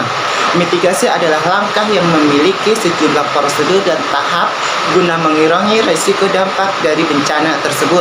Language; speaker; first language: Indonesian; native; Indonesian